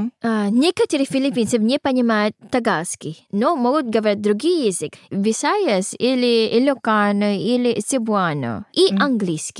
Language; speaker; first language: Russian; non-native, learner; Filipino